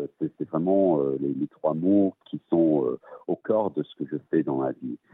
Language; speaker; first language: French; early bilingual, heritage; English